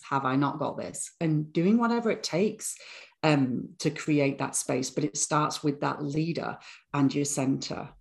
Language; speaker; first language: English; native; English